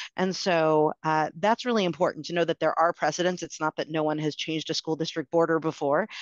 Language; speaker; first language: English; native; English